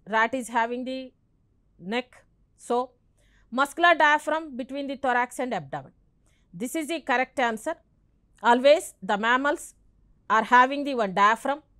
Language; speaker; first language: English; non-native, local second language; Telugu